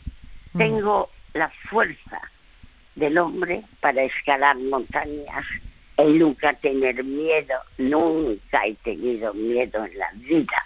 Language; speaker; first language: Spanish; early bilingual, other home language; French